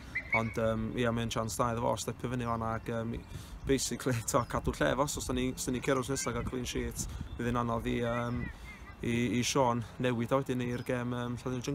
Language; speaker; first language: Welsh; native; Welsh